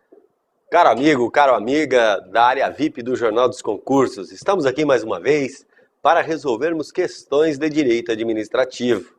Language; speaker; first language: Portuguese; native; Portuguese